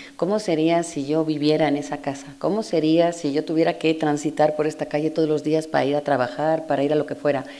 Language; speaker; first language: Spanish; native; Spanish